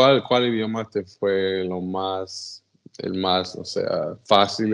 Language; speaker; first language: Spanish; non-native, fluent; English